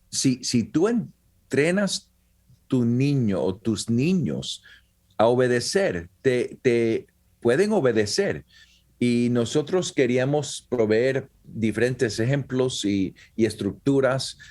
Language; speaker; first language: Spanish; early bilingual, heritage; Spanish